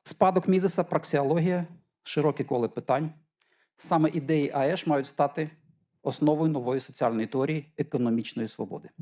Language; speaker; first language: Ukrainian; native; Ukrainian